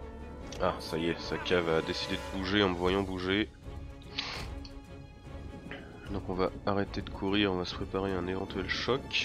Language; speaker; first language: French; native; French